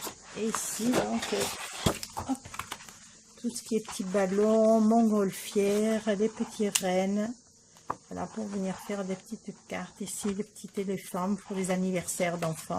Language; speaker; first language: French; native; French